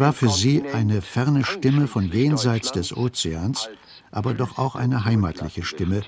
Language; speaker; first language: German; native; German